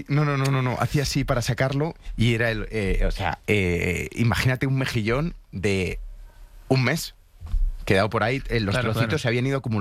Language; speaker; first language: Spanish; native; Spanish